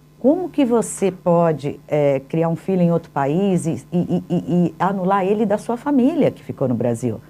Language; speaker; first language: Portuguese; native; Portuguese